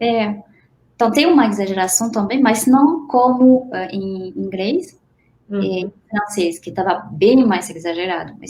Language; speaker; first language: Portuguese; non-native, fluent; French